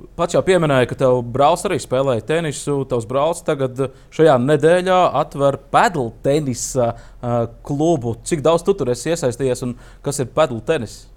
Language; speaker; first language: Latvian; native; Latvian